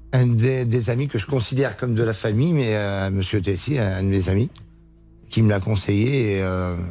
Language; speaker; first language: French; native; French